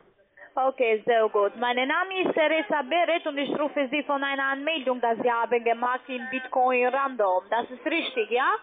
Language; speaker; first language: German; non-native, learner; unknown